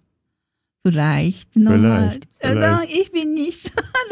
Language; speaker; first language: German; non-native, learner; Japanese